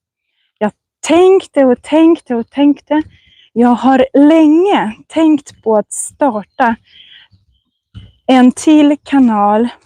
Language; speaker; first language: Swedish; non-native, fluent; Russian